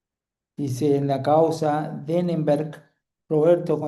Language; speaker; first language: Spanish; native; Spanish